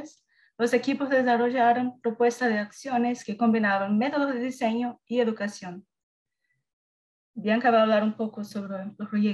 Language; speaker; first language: Spanish; non-native, learner; Portuguese